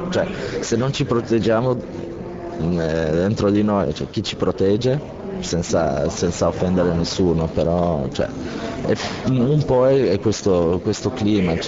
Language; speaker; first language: Italian; non-native, fluent; Albanian